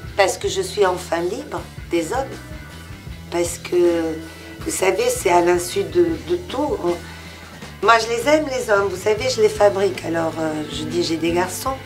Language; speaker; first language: French; early bilingual, other home language; Portuguese